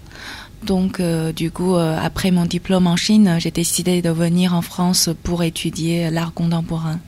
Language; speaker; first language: French; non-native, fluent; Chinese